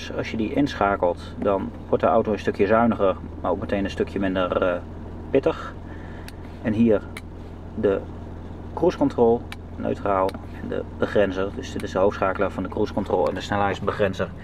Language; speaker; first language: Dutch; native; Dutch